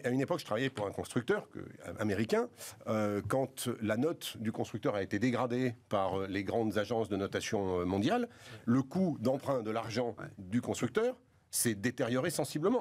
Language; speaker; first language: French; native; French